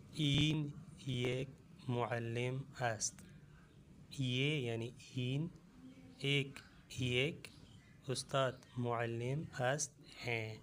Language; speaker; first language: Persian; non-native, fluent; Urdu